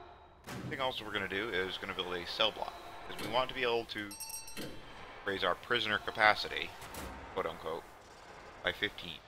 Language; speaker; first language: English; native; English